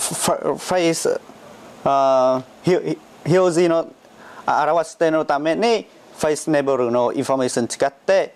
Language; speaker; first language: Japanese; non-native, learner; Vietnamese